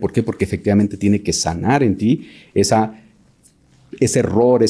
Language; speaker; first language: Spanish; native; Spanish